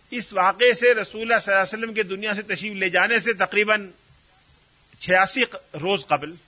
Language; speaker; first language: Urdu; native; Urdu